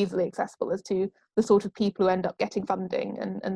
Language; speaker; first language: English; native; English